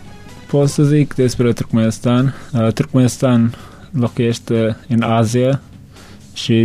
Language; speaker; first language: Romanian; non-native, learner; Turkmen